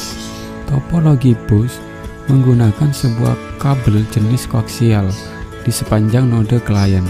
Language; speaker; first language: Indonesian; native; Indonesian